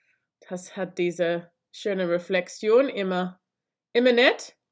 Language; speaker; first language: German; non-native, learner; English